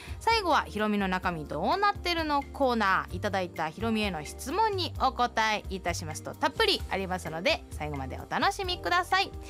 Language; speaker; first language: Japanese; non-native, fluent; Chinese